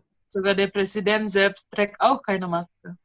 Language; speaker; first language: German; non-native, fluent; Indonesian